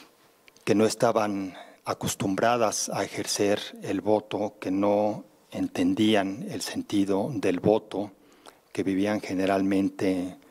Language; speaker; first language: Spanish; native; Spanish